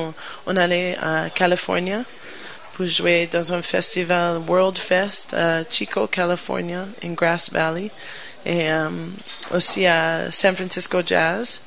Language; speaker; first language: French; non-native, learner; English